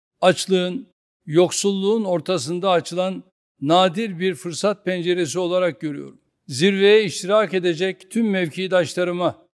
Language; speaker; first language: Turkish; native; Turkish